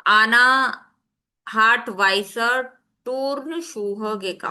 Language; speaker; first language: German; non-native, fluent; Hindi